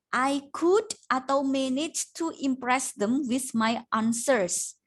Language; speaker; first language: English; non-native, fluent; Indonesian